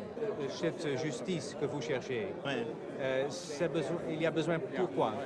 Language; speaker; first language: French; non-native, learner; Dutch